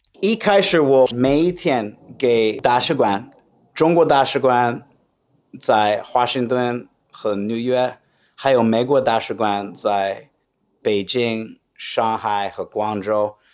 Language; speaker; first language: Chinese; non-native, fluent; English